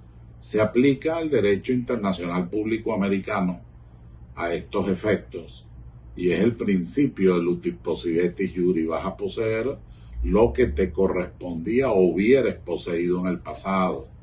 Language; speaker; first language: Spanish; native; Spanish